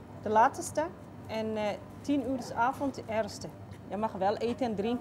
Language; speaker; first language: Dutch; non-native, learner; Somali